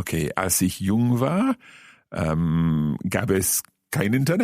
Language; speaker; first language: German; non-native, learner; English